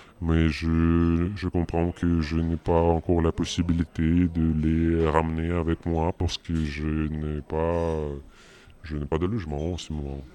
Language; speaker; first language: French; non-native, learner; Russian